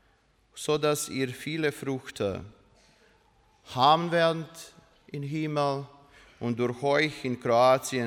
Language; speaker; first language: German; non-native, learner; Croatian